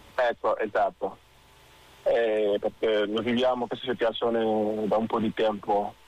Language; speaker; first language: Italian; non-native, fluent; Wolof